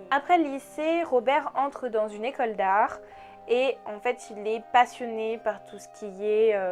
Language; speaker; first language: French; native; French